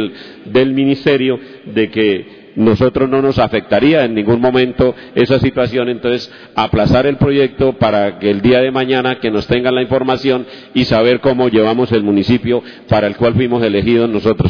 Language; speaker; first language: Spanish; native; Spanish